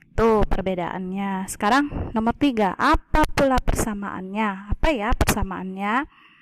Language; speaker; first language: Indonesian; native; Indonesian